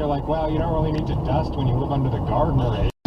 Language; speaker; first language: English; native; English